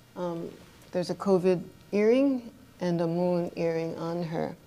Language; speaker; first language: English; native; English